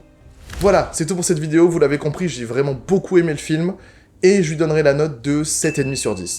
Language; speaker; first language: French; native; French